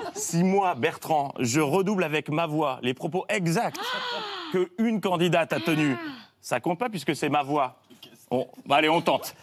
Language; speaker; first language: French; native; French